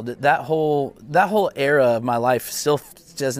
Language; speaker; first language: English; native; English